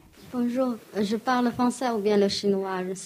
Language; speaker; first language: French; non-native, learner; Chinese